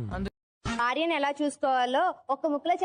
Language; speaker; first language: Telugu; native; Telugu